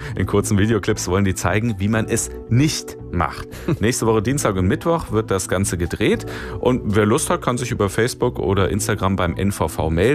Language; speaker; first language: German; native; German